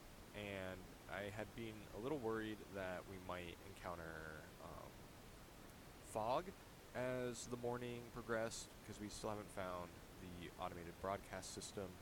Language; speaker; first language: English; native; English